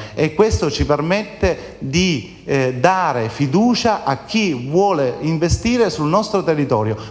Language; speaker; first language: Italian; native; Italian